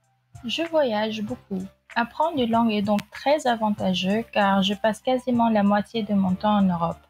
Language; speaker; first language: French; non-native, fluent; Filipino